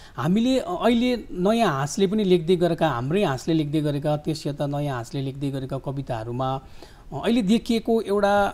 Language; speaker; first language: Nepali; native; Nepali